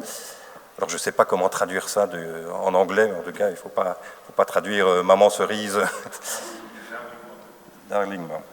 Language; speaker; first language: French; native; French